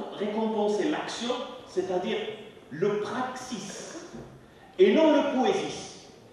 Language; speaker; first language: French; non-native, local second language; Arabic